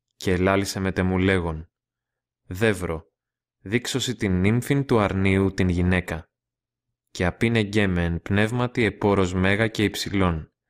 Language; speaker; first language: Greek; non-native, learner; Russian